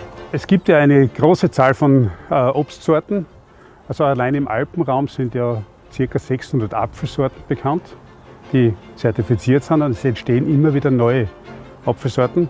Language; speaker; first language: German; native; German